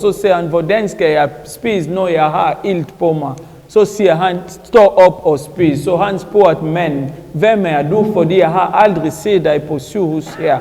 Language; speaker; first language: Danish; non-native, learner; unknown